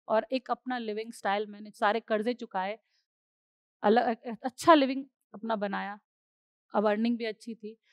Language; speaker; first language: Hindi; native; Hindi